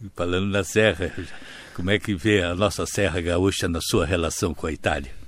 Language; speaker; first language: Portuguese; native; Portuguese